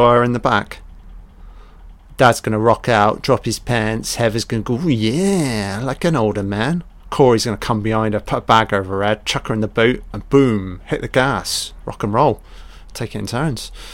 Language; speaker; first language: English; native; English